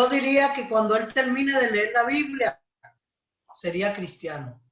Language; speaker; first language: Spanish; native; Spanish